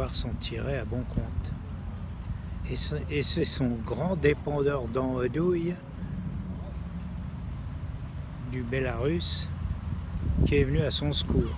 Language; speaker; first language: French; native; French